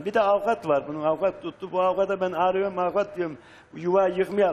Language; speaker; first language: Turkish; native; Turkish